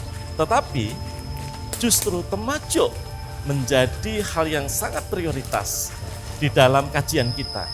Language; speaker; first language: Indonesian; native; Indonesian